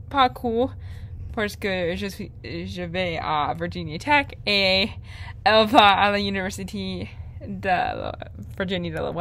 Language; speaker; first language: French; non-native, learner; English